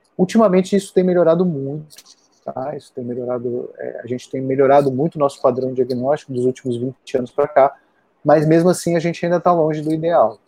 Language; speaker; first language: Portuguese; native; Portuguese